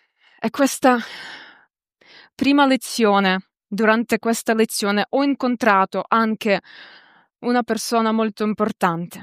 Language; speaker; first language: Italian; non-native, fluent; Ukrainian